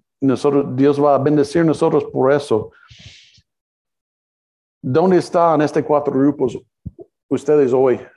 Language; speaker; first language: Spanish; non-native, learner; English